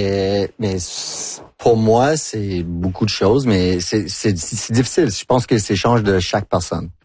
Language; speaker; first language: French; non-native, learner; English